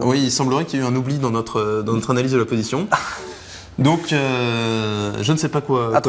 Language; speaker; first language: French; native; French